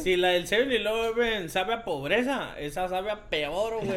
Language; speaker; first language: Spanish; native; Spanish